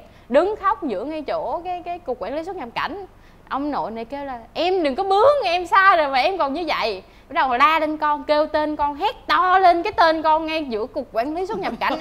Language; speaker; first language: Vietnamese; native; Vietnamese